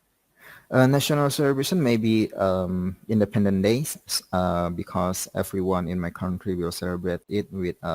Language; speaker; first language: English; non-native, learner; Indonesian